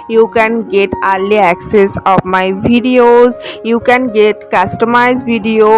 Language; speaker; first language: English; non-native, local second language; Bangla